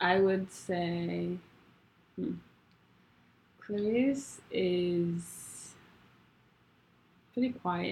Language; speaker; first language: English; non-native, local second language; Kinyarwanda